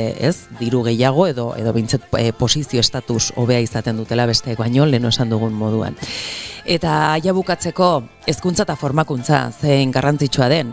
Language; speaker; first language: Basque; native; Basque